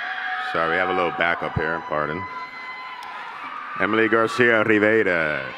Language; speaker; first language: English; native; English